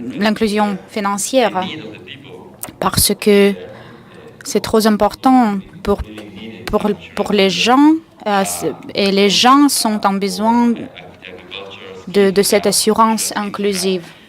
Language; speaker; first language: French; non-native, learner; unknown